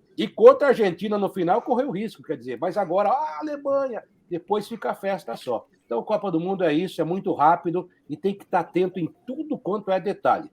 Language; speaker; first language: Portuguese; native; Portuguese